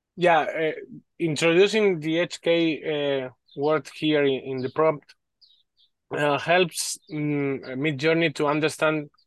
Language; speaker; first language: English; non-native, learner; Spanish